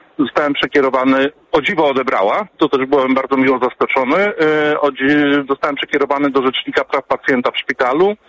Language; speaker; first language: Polish; native; Polish